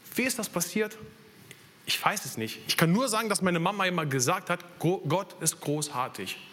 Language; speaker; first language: German; non-native, fluent; Italian